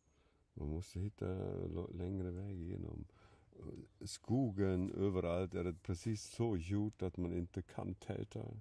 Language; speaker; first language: Swedish; non-native, fluent; German